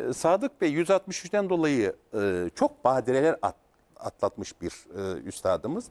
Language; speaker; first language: Turkish; native; Turkish